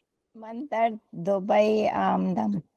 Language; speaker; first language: Persian; non-native, learner; Urdu